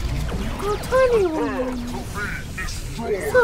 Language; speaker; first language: English; native; English